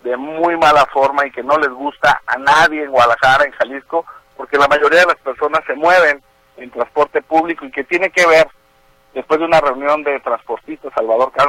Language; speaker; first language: Spanish; native; Spanish